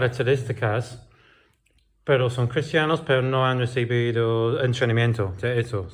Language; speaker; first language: Spanish; non-native, learner; English